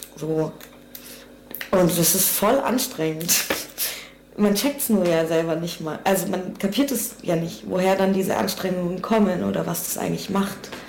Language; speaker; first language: German; native; German